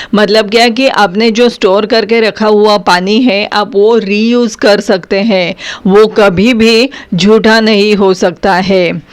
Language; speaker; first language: Hindi; non-native, local second language; Marathi